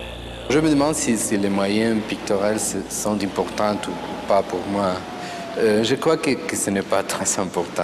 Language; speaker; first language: French; non-native, fluent; Spanish